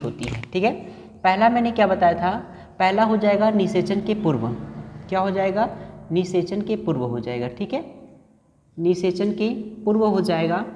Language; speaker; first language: Hindi; native; Hindi